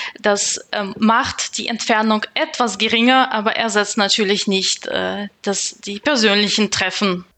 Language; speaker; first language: German; non-native, fluent; Russian